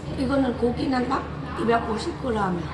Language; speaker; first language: Korean; non-native, learner; Vietnamese